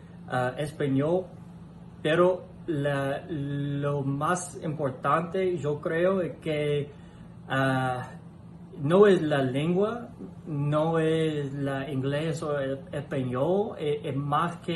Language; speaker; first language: Spanish; non-native, learner; English